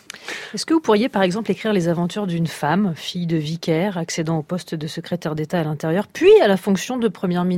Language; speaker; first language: French; native; French